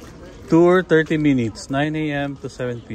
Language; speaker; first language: English; non-native, local second language; Filipino